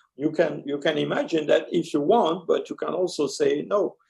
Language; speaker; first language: English; early bilingual, other home language; French